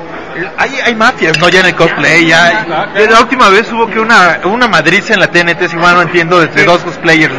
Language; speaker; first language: Spanish; native; Spanish